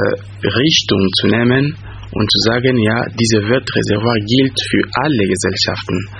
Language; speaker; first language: German; non-native, fluent; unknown